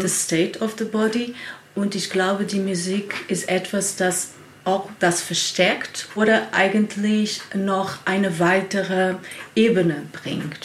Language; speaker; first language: German; non-native, learner; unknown